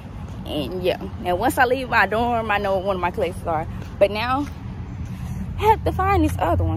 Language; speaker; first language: English; native; English